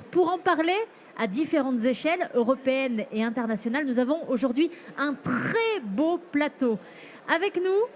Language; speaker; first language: French; native; French